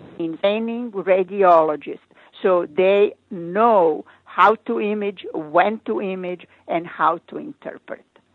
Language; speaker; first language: English; non-native, fluent; Croatian